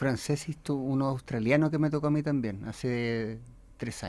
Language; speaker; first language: Spanish; native; Spanish